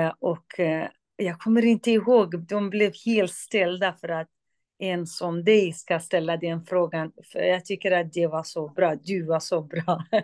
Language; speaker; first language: Swedish; non-native, fluent; Kurdish